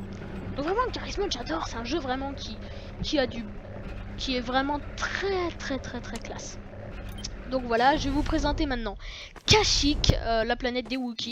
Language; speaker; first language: French; native; French